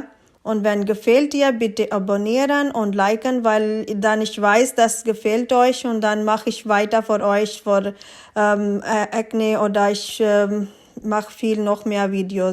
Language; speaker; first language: German; non-native, learner; Urdu